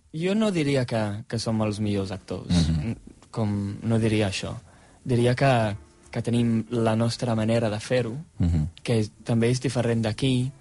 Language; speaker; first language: Catalan; non-native, fluent; English